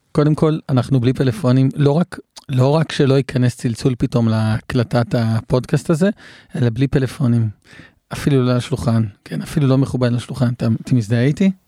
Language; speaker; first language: Hebrew; native; Hebrew